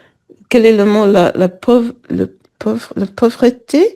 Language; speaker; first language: French; non-native, fluent; English